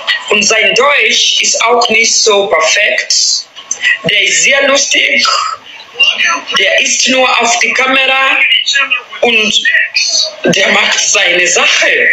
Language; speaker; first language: German; non-native, learner; Swahili